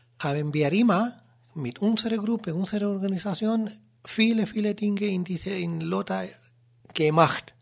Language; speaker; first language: German; non-native, learner; Spanish